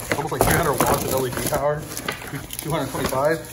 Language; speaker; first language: English; native; English